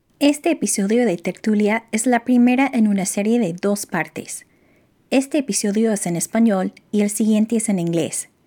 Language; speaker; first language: Spanish; non-native, fluent; English